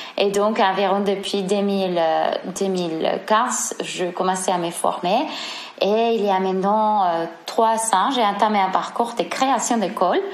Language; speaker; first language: French; non-native, fluent; Spanish